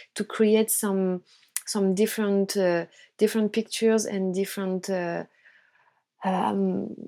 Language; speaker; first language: English; non-native, fluent; French